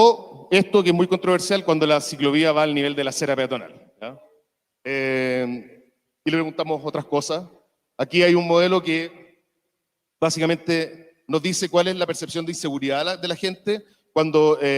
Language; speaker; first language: Spanish; native; Spanish